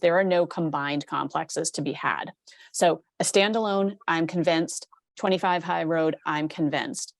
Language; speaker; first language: English; native; English